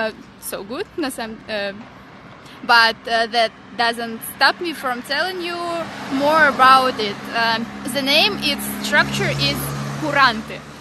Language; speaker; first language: English; non-native, learner; Russian